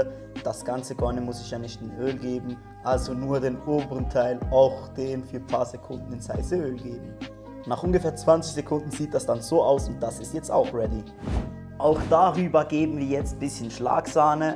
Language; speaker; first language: German; native; German